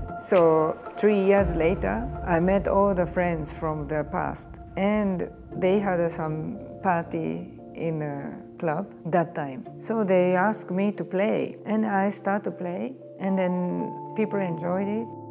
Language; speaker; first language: English; non-native, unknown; Japanese